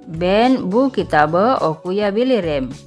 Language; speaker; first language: Turkish; non-native, fluent; Indonesian